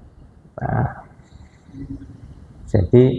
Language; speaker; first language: Indonesian; non-native, local second language; Javanese